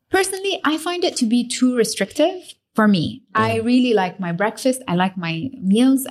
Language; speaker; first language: English; early bilingual, other home language; Arabic